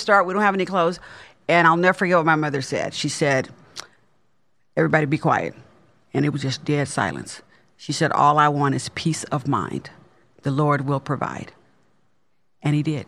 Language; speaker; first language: English; native; English